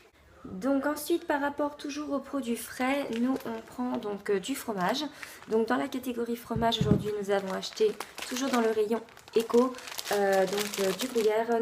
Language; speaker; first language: French; native; French